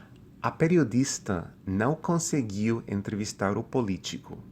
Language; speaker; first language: Portuguese; non-native, fluent; English